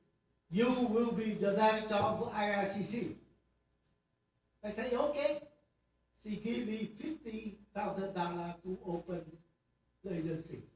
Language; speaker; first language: English; non-native, learner; Vietnamese